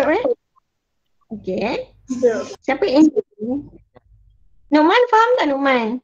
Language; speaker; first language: Malay; native; Malay